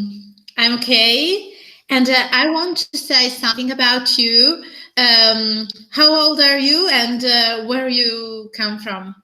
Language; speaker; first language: English; non-native, learner; Italian